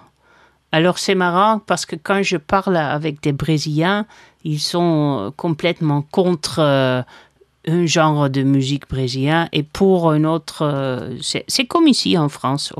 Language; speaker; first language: French; non-native, fluent; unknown